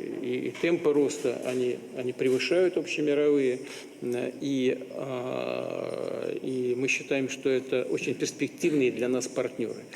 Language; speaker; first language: Russian; native; Russian